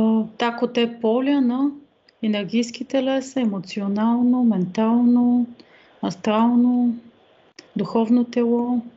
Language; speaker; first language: Slovenian; non-native, fluent; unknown